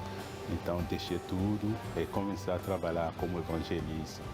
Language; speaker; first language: Portuguese; non-native, fluent; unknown